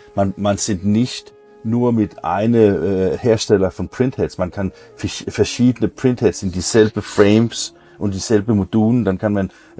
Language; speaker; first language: German; non-native, learner; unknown